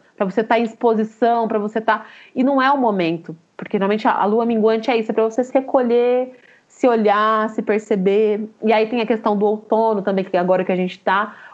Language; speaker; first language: Portuguese; native; Portuguese